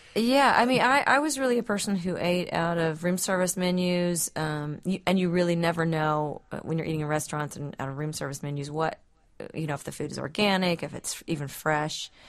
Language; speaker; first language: English; native; English